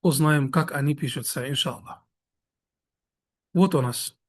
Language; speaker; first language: Russian; non-native, fluent; Arabic